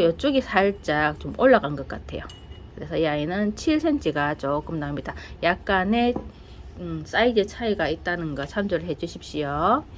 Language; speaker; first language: Korean; native; Korean